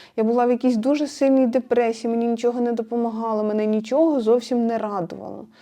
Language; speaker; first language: Ukrainian; non-native, local second language; Russian